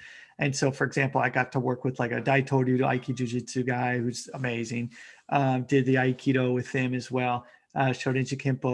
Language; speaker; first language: English; native; English